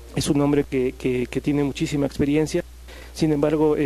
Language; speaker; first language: Spanish; native; Spanish